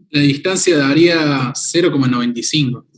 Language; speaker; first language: Spanish; native; Spanish